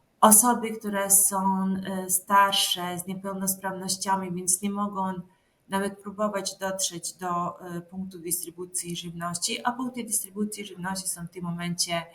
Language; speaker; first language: Polish; non-native, fluent; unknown